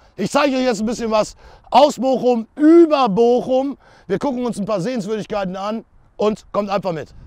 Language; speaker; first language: German; native; German